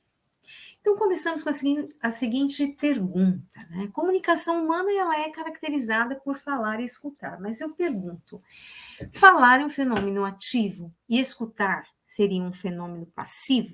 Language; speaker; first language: Portuguese; native; Portuguese